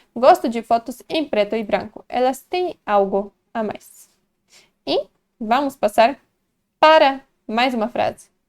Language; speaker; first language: Portuguese; non-native, fluent; Polish